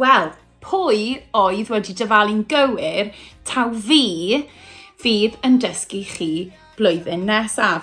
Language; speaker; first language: Welsh; native; Welsh